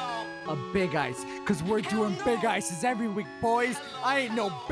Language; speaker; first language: English; native; English